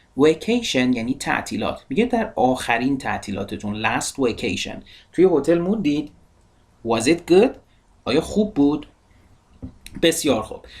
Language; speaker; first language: Persian; native; Persian